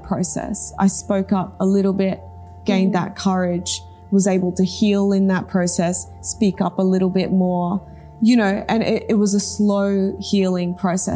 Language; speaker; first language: English; early bilingual, other home language; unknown